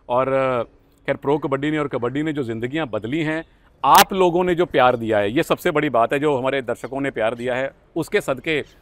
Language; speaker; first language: Hindi; native; Hindi